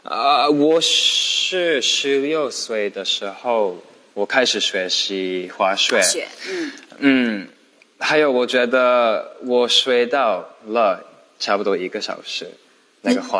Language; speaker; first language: Chinese; non-native, learner; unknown